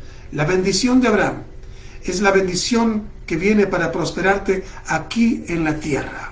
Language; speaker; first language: Spanish; native; Spanish